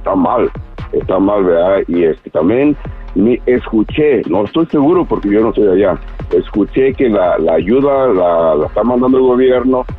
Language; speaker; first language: Spanish; native; Spanish